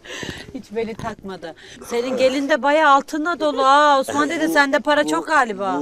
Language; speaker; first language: Turkish; native; Turkish